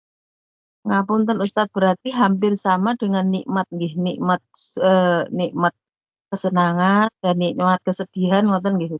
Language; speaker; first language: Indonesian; non-native, local second language; Javanese